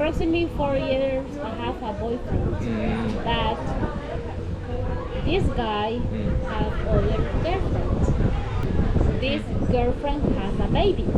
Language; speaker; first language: English; non-native, learner; Spanish